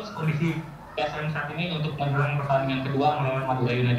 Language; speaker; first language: Indonesian; native; Indonesian